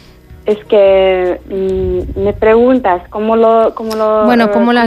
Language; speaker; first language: Spanish; non-native, fluent; Arabic